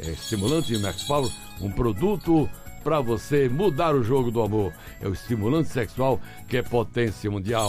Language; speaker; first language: Portuguese; native; Portuguese